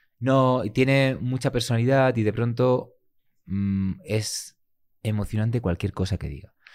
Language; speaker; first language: Spanish; native; Spanish